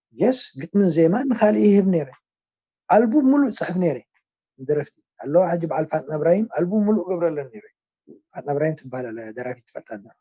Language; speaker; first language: Tigrinya; non-native, local second language; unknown